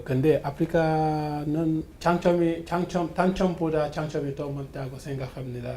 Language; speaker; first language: Korean; non-native, fluent; Wolof